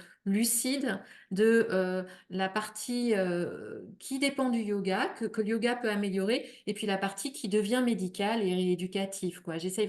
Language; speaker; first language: French; native; French